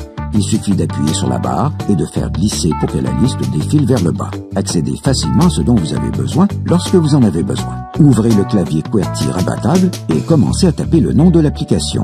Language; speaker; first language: French; native; French